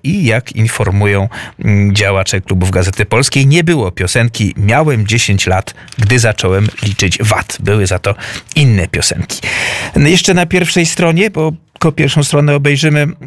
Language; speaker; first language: Polish; native; Polish